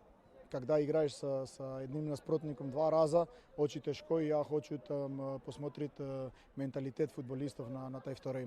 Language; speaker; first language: Russian; non-native, learner; Serbian